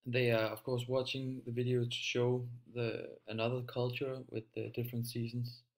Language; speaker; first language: English; non-native, fluent; Danish